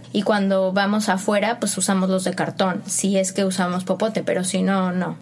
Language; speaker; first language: Spanish; native; Spanish